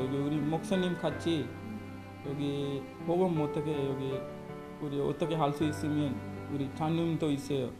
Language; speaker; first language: Korean; non-native, learner; Sinhala